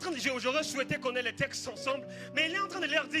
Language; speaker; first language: French; native; French